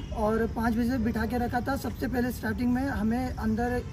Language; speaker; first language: Hindi; non-native, local second language; Marathi